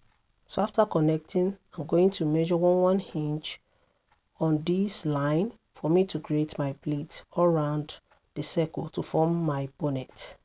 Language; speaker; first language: English; non-native, local second language; Yoruba